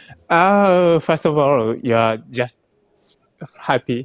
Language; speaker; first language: English; non-native, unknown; Japanese